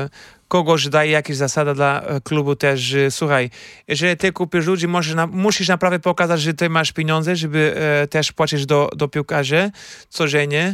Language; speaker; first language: Polish; non-native, fluent; Portuguese